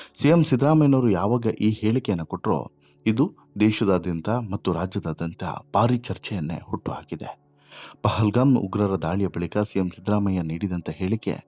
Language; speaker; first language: Kannada; native; Kannada